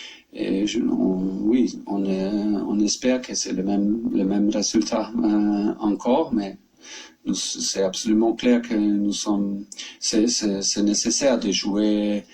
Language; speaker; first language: French; non-native, learner; German